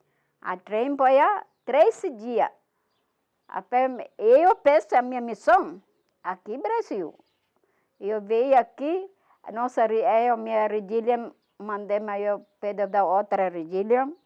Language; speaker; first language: Portuguese; non-native, learner; Malayalam